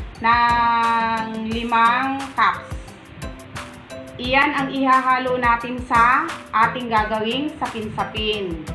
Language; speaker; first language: Filipino; non-native, local second language; Bikol